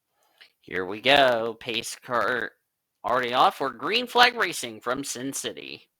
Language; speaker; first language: English; native; English